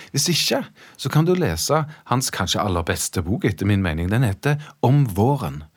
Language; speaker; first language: Norwegian; native; Norwegian